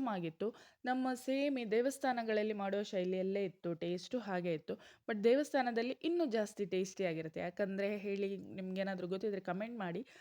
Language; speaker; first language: Kannada; non-native, local second language; Konkani